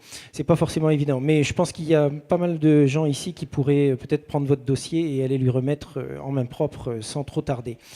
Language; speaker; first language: French; native; French